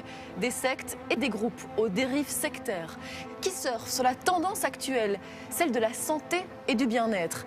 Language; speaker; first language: French; native; French